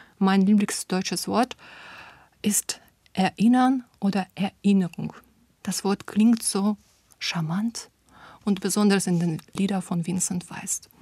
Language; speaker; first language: German; non-native, fluent; Russian